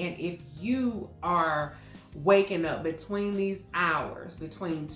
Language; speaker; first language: English; native; English